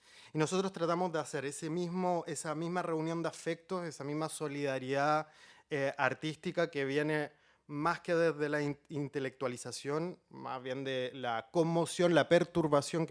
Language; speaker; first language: Spanish; native; Spanish